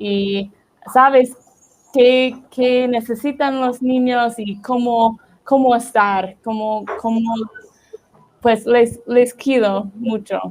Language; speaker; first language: Spanish; non-native, learner; English